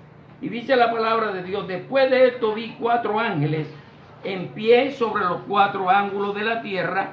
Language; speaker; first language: Spanish; native; Spanish